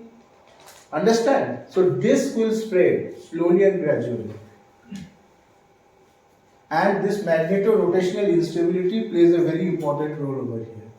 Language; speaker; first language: English; non-native, local second language; Bangla